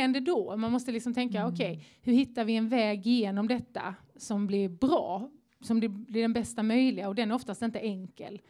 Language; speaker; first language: Swedish; native; Swedish